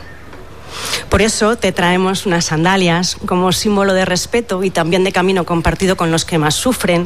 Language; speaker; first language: Spanish; native; Spanish